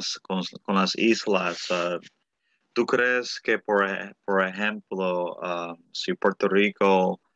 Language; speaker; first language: Spanish; early bilingual, heritage; Spanish